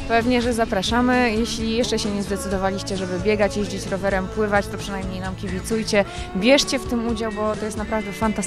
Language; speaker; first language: Polish; native; Polish